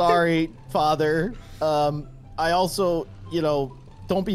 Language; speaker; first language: English; native; English